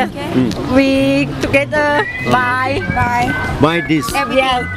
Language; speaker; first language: English; non-native, learner; Thai